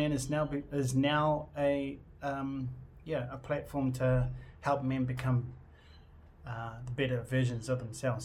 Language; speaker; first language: English; native; English